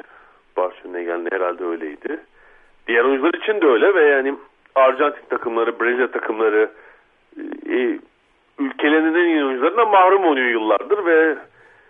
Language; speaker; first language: Turkish; native; Turkish